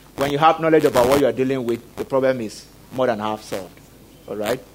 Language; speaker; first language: English; non-native, local second language; Yoruba